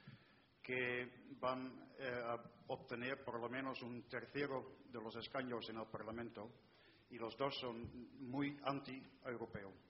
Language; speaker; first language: Spanish; non-native, fluent; Dutch